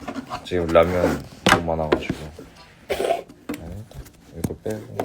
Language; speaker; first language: Korean; early bilingual, heritage; English